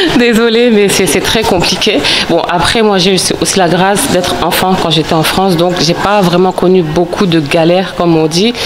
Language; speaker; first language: French; early bilingual, other home language; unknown